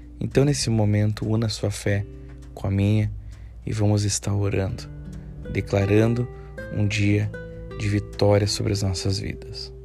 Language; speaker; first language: Portuguese; native; Portuguese